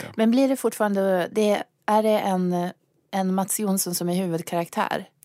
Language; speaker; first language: Swedish; native; Swedish